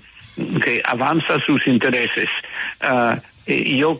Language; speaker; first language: Spanish; non-native, fluent; English